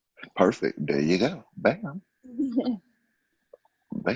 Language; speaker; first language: English; native; English